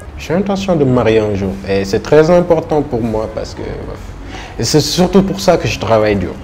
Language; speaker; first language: French; non-native, local second language; Wolof